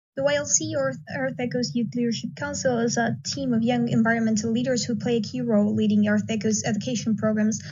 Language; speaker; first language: English; non-native, fluent; Spanish